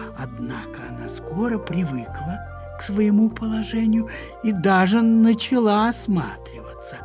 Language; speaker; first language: Russian; native; Russian